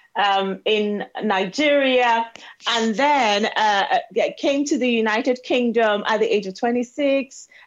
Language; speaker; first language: English; non-native, local second language; Igbo